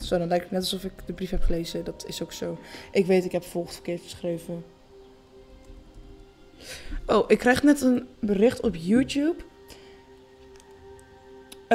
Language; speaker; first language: Dutch; native; Dutch